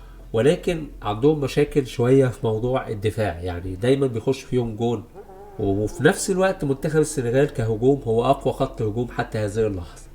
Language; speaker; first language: Arabic; native; Arabic